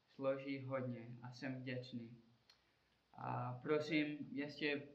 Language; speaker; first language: Czech; non-native, learner; English